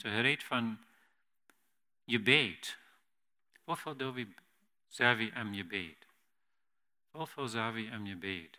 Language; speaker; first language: German; non-native, learner; Plautdietsch